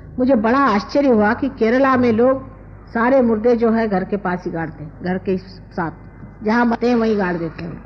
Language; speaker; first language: Hindi; non-native, local second language; Marathi